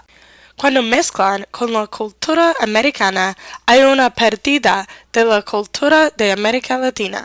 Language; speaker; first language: Spanish; non-native, learner; English